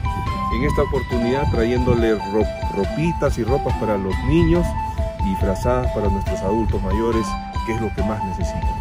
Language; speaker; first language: Spanish; native; Spanish